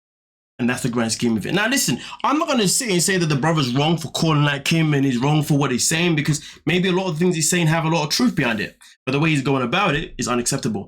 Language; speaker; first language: English; native; English